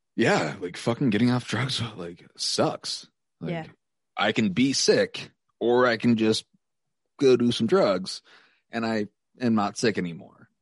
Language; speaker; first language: English; native; English